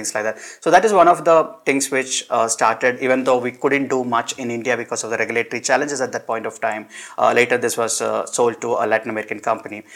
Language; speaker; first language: English; non-native, local second language; Malayalam